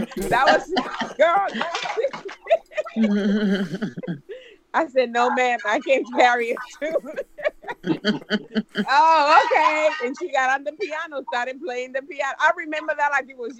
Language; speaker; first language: English; early bilingual, other home language; Spanish